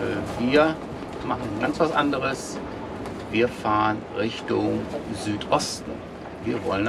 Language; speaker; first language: German; native; German